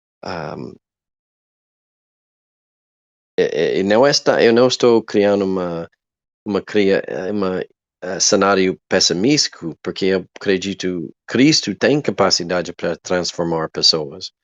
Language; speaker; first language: Portuguese; non-native, learner; English